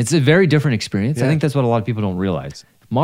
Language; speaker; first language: English; native; English